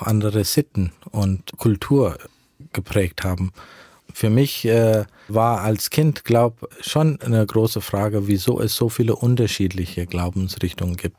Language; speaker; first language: German; early bilingual, heritage; German